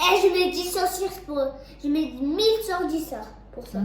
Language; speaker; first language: French; early bilingual, other home language; Tamil